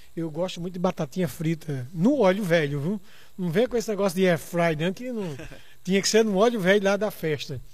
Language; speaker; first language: Portuguese; native; Portuguese